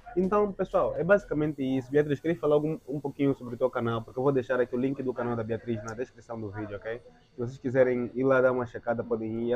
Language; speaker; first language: Portuguese; native; Portuguese